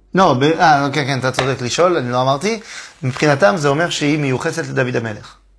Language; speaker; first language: Hebrew; non-native, fluent; French